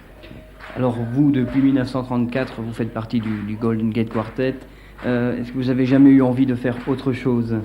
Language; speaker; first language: French; native; French